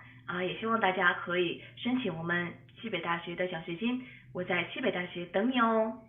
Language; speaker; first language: Chinese; non-native, fluent; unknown